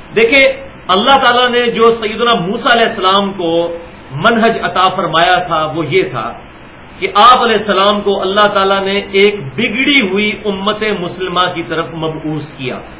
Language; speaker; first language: Urdu; non-native, local second language; Punjabi